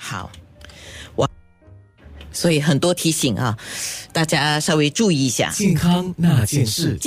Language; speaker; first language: Chinese; native; Chinese